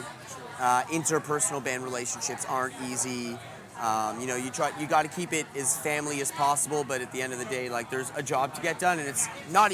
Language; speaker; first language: English; native; English